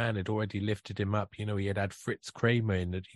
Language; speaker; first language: English; native; English